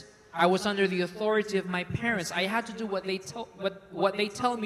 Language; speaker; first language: English; non-native, local second language; Filipino